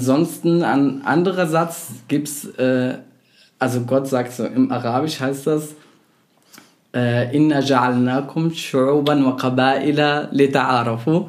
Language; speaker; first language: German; non-native, fluent; Arabic